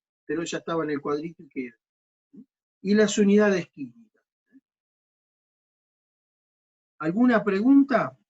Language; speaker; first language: Spanish; native; Spanish